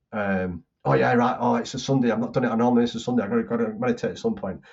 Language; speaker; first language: English; native; English